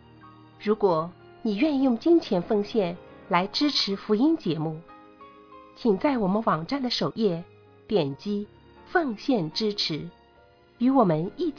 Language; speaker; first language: Chinese; native; Chinese